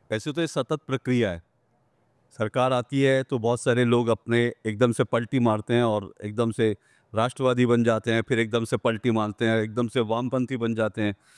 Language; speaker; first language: Hindi; native; Hindi